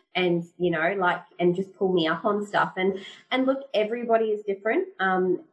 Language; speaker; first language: English; native; English